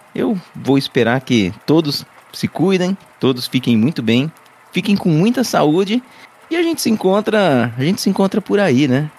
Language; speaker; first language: Portuguese; native; Portuguese